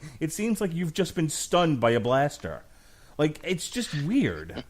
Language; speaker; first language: English; native; English